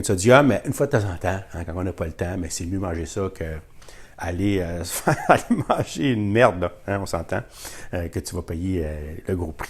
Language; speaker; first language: French; native; French